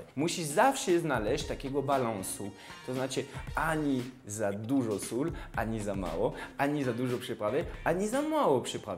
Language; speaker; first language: Polish; non-native, fluent; French